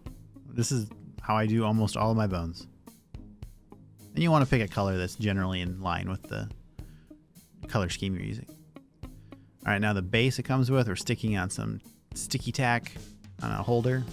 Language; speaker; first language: English; native; English